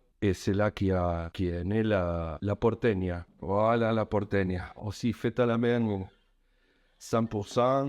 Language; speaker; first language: French; non-native, fluent; Spanish